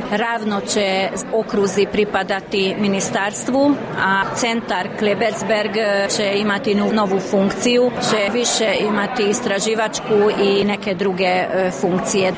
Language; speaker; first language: Croatian; early bilingual, heritage; Croatian